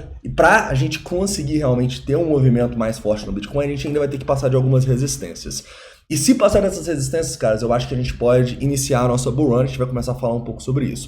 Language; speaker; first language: Portuguese; native; Portuguese